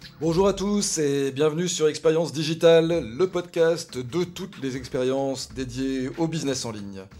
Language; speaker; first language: French; native; French